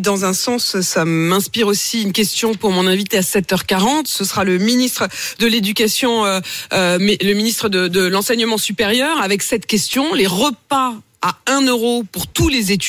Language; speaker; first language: French; native; French